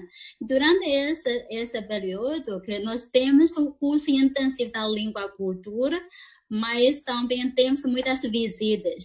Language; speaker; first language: Portuguese; non-native, fluent; Chinese